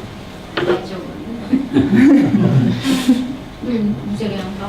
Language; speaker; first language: French; non-native, fluent; Japanese